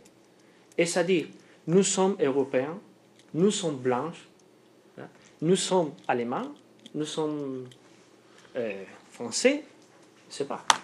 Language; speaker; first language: French; non-native, fluent; Spanish